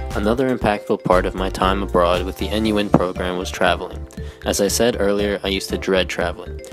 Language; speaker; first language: English; native; English